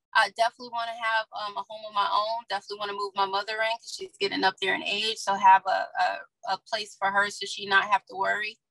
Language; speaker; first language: English; native; English